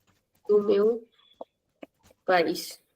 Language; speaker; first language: Portuguese; non-native, fluent; Hindi